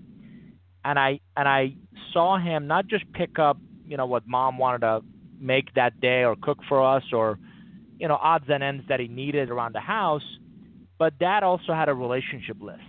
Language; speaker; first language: English; non-native, fluent; Persian